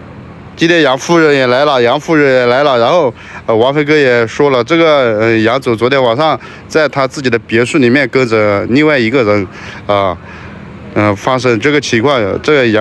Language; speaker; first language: Chinese; native; Chinese